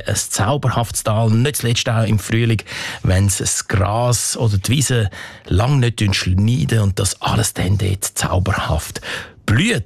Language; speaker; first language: German; native; German